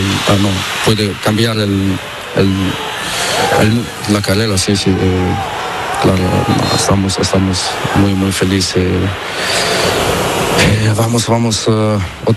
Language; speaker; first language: Spanish; non-native, fluent; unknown